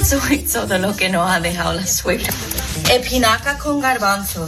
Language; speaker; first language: Spanish; non-native, fluent; English